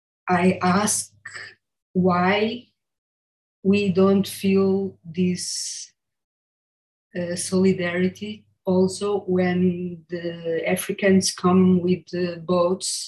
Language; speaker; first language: English; non-native, learner; Portuguese